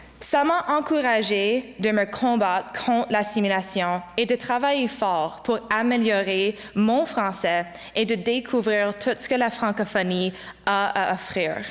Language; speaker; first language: French; non-native, local second language; English